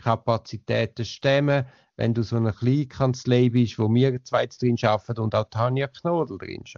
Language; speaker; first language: German; native; German